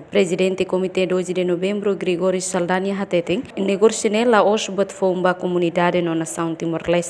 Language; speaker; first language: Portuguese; non-native, local second language; Tetum